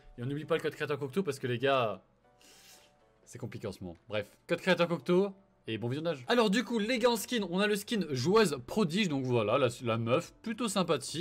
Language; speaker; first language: French; native; French